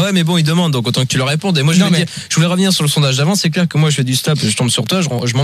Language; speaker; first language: French; native; French